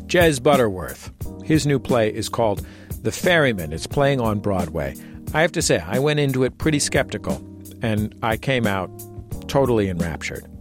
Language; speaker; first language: English; native; English